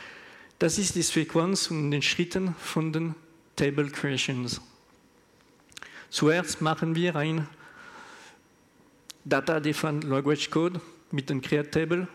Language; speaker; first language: German; non-native, learner; French